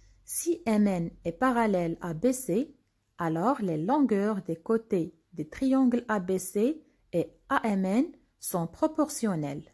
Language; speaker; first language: French; non-native, local second language; Arabic